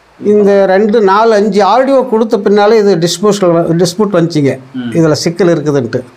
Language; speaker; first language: Tamil; non-native, local second language; Kannada